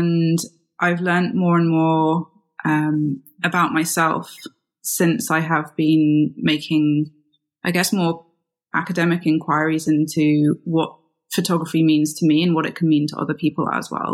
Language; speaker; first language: English; native; English